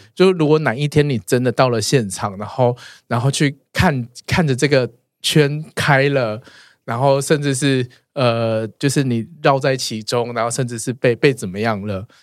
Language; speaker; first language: Chinese; native; Chinese